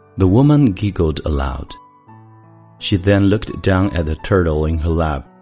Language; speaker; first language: English; non-native, fluent; Chinese